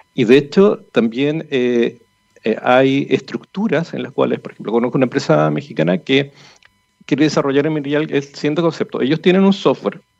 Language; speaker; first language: Spanish; native; Spanish